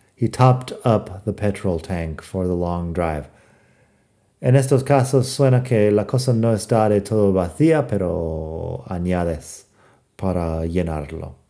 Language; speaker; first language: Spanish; non-native, fluent; English